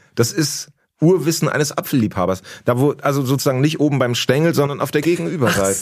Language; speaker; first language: German; native; German